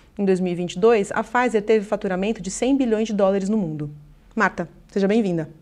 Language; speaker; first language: Portuguese; native; Portuguese